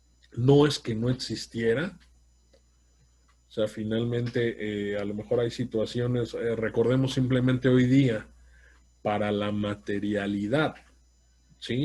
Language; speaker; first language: Spanish; native; Spanish